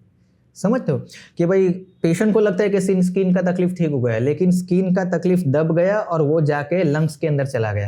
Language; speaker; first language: Hindi; non-native, local second language; Gujarati